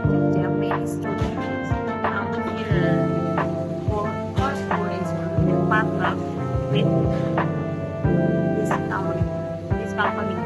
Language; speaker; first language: English; non-native, learner; Indonesian